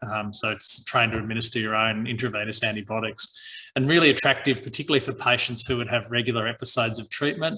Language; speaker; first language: English; native; English